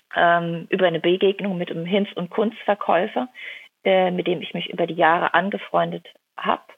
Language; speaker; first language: German; native; German